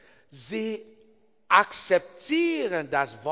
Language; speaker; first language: German; non-native, learner; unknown